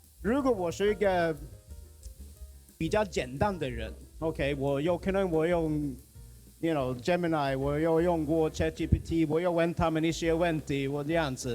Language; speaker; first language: Chinese; non-native, fluent; Swedish